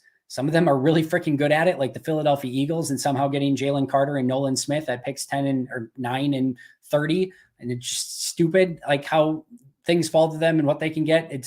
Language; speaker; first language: English; native; English